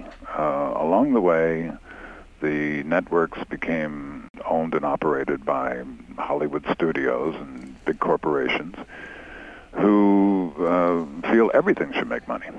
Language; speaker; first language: English; native; English